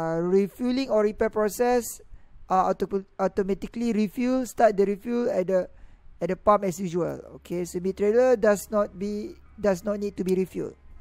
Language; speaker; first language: English; non-native, local second language; Malay